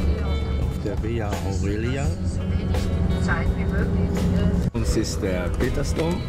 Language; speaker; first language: German; native; German